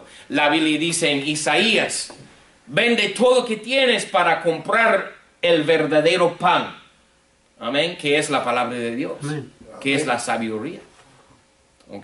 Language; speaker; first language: Spanish; non-native, fluent; English